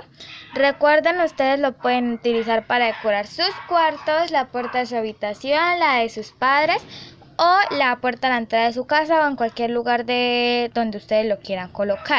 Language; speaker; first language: Spanish; native; Spanish